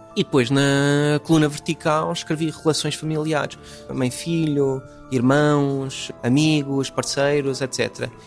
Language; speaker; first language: Portuguese; non-native, fluent; English